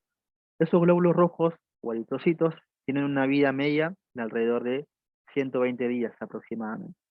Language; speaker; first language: Spanish; native; Spanish